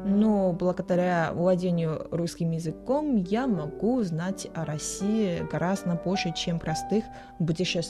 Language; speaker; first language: Russian; non-native, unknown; Chinese